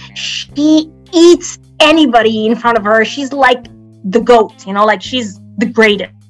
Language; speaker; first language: English; non-native, fluent; Arabic